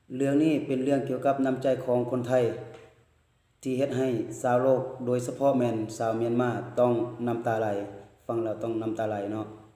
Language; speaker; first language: Thai; native; Thai